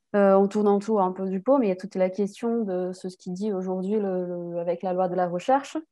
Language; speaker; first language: French; native; French